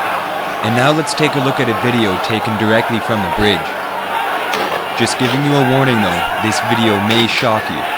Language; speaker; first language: English; native; English